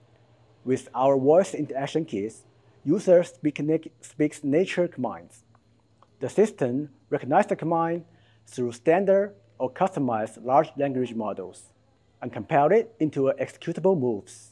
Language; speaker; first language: English; non-native, fluent; Chinese